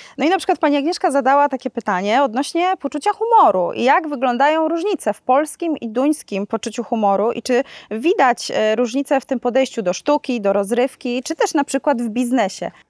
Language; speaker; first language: Polish; native; Polish